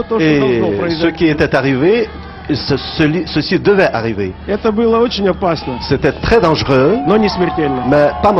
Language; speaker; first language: French; non-native, fluent; Russian